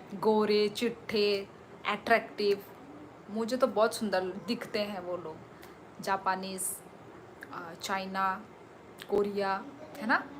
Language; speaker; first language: Hindi; non-native, local second language; Kok Borok